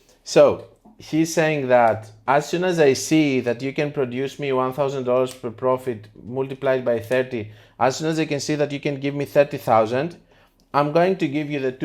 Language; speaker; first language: English; non-native, fluent; Greek